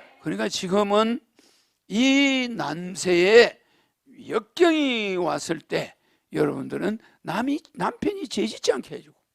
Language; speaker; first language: Korean; native; Korean